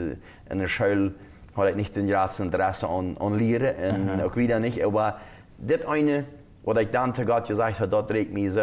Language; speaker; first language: German; non-native, local second language; Plautdietsch